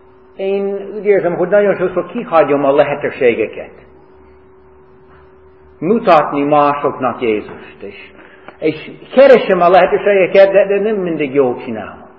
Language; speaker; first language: Hungarian; non-native, fluent; English